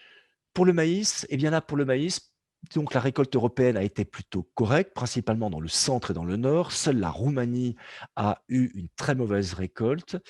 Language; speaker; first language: French; native; French